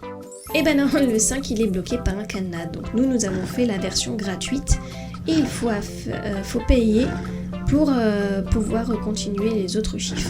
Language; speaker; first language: French; native; French